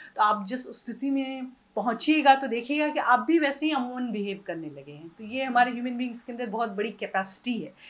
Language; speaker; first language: Hindi; native; Hindi